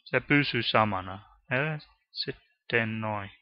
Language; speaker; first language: Finnish; non-native, learner; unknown